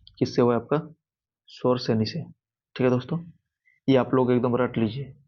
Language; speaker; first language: Hindi; native; Hindi